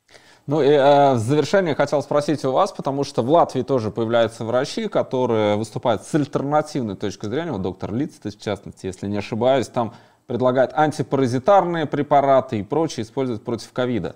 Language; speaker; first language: Russian; native; Russian